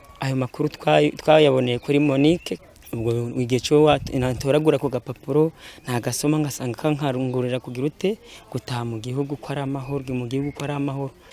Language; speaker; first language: Kinyarwanda; early bilingual, heritage; Kinyarwanda